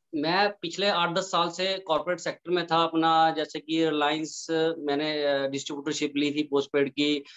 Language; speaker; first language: Hindi; native; Hindi